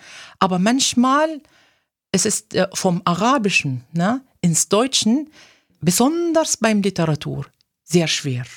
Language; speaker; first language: German; non-native, fluent; Arabic